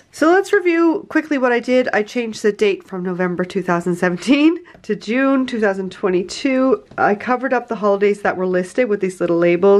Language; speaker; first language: English; native; English